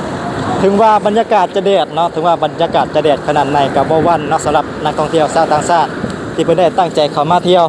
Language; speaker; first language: Thai; non-native, local second language; Northeastern Thai